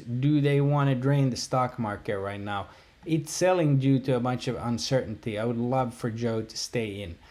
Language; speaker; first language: English; native; English